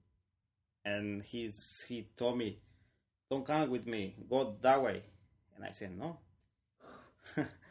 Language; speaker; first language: English; non-native, learner; Spanish